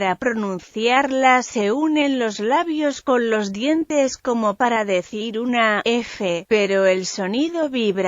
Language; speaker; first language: Spanish; non-native, fluent; French